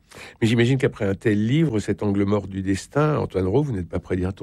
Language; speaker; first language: French; native; French